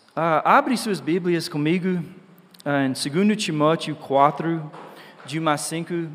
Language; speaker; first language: Portuguese; non-native, fluent; English